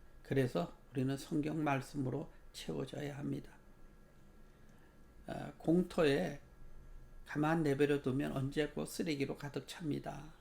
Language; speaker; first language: Korean; native; Korean